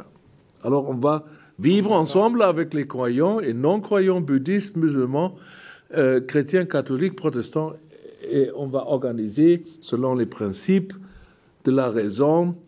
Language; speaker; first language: French; non-native, fluent; German